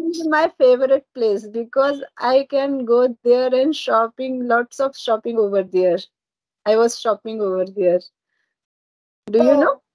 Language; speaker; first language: English; non-native, learner; Marathi